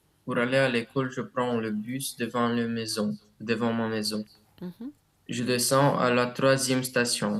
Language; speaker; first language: French; non-native, learner; Romanian